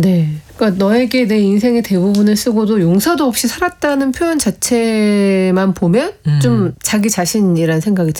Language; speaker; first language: Korean; native; Korean